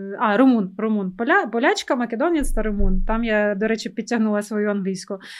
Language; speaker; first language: Ukrainian; non-native, local second language; Russian